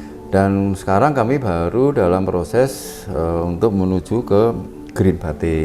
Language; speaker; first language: Indonesian; native; Indonesian